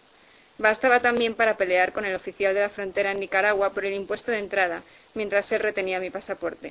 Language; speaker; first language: Spanish; native; Spanish